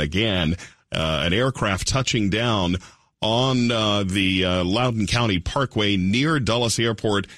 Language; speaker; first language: English; native; English